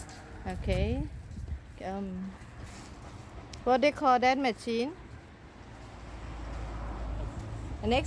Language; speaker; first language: English; non-native, learner; Thai